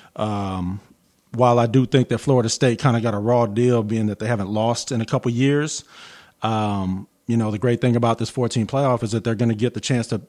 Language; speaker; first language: English; native; English